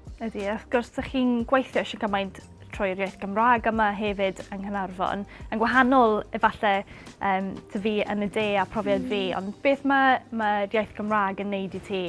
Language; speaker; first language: Welsh; non-native, local second language; English